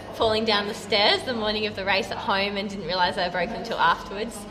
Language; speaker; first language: English; native; English